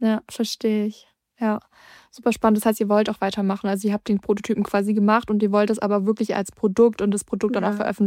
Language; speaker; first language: German; native; German